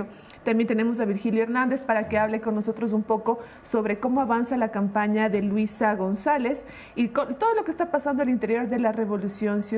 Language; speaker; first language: Spanish; native; Spanish